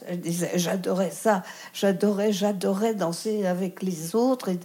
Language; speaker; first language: French; native; French